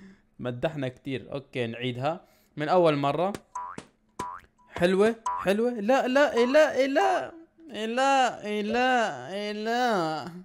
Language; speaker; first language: Arabic; native; Arabic